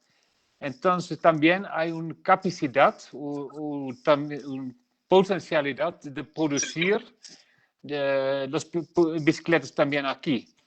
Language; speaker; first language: Spanish; non-native, learner; Dutch